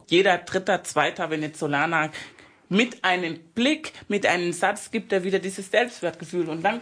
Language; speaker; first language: German; early bilingual, other home language; Spanish